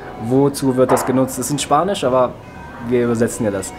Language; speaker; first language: German; native; German